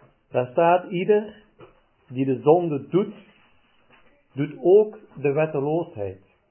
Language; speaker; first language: Dutch; native; Dutch